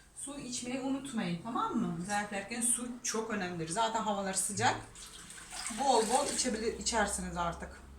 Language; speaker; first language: Turkish; non-native, fluent; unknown